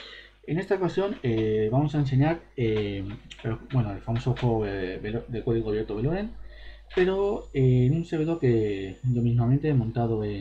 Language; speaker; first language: Spanish; native; Spanish